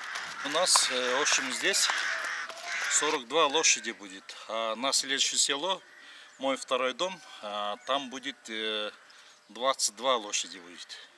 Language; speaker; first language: Russian; non-native, local second language; Kyrgyz